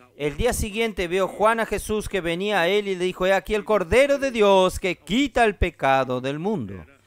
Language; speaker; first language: Spanish; non-native, fluent; Portuguese